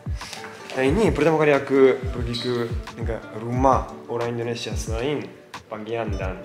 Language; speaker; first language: Indonesian; non-native, learner; Japanese